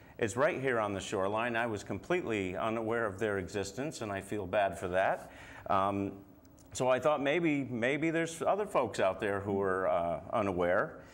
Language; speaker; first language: English; native; English